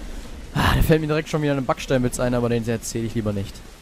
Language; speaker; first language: German; native; German